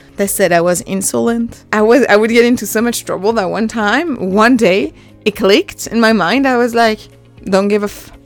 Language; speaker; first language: English; non-native, fluent; French